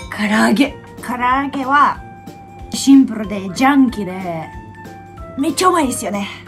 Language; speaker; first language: Japanese; non-native, fluent; Russian